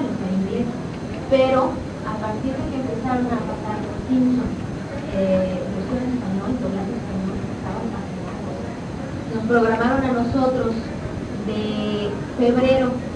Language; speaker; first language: Spanish; native; Spanish